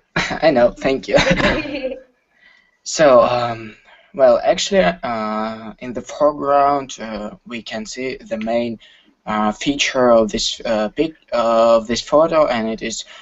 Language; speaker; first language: English; non-native, learner; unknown